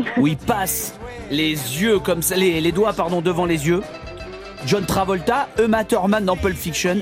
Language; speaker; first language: French; native; French